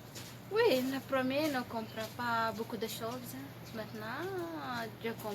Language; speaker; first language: French; non-native, learner; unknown